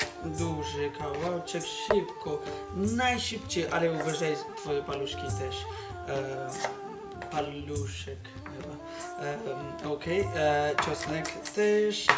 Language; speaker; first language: Polish; non-native, learner; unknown